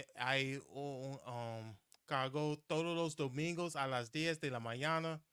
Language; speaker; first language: Spanish; non-native, learner; English